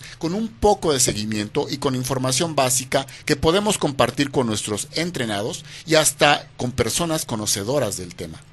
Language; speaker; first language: Spanish; native; Spanish